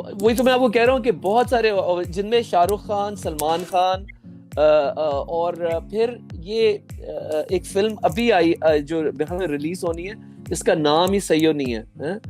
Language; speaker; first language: Urdu; native; Urdu